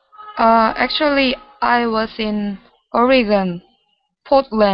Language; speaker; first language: English; non-native, learner; Korean